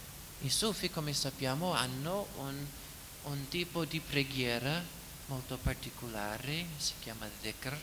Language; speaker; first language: Italian; non-native, fluent; English